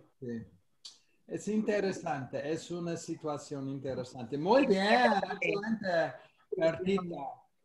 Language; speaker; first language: Spanish; non-native, fluent; English